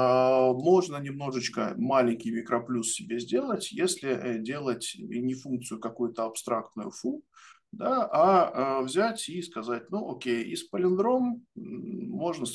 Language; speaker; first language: Russian; native; Russian